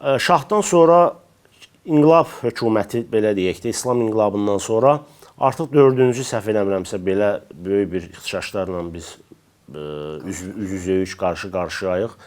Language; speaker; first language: Azerbaijani; native; Azerbaijani